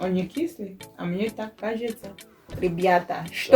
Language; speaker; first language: Russian; non-native, fluent; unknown